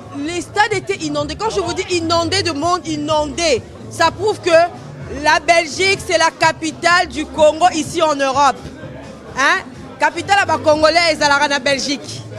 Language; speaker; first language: French; non-native, local second language; Lingala